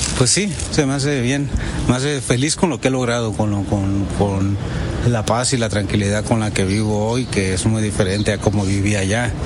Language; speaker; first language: Spanish; early bilingual, heritage; Spanish